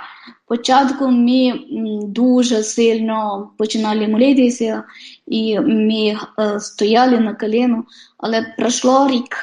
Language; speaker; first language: Ukrainian; non-native, fluent; Polish